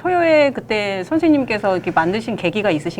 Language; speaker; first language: Korean; native; Korean